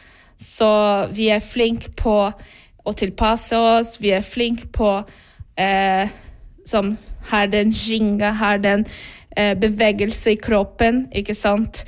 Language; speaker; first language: Norwegian; non-native, fluent; Portuguese